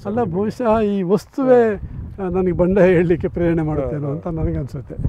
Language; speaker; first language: Kannada; non-native, local second language; Konkani